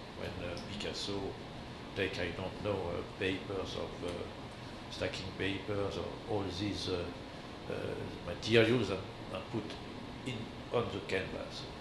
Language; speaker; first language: English; non-native, learner; French